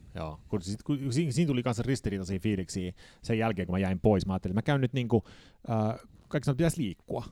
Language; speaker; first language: Finnish; early bilingual, heritage; Finnish